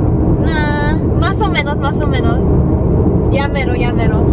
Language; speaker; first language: Spanish; early bilingual, heritage; Spanish